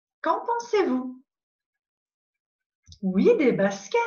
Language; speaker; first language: French; non-native, fluent; Macedonian